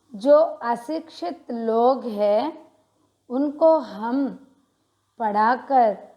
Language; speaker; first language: Hindi; non-native, local second language; Telugu